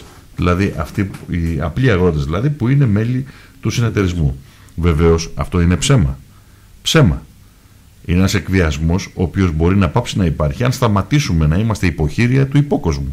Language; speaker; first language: Greek; native; Greek